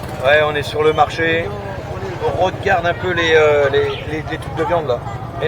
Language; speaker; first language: French; native; French